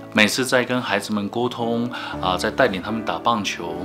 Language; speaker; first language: Chinese; native; Chinese